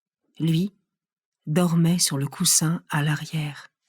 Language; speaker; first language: French; native; French